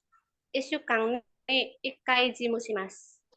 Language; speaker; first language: Japanese; non-native, learner; Indonesian